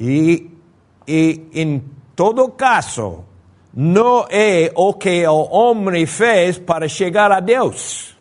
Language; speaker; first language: Portuguese; non-native, fluent; Spanish